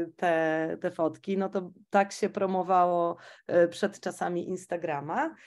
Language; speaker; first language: Polish; native; Polish